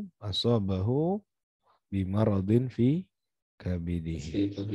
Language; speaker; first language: Arabic; non-native, fluent; Indonesian